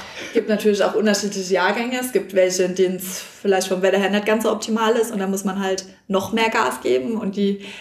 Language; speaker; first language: German; native; German